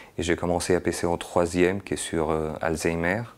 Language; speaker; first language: French; non-native, fluent; Portuguese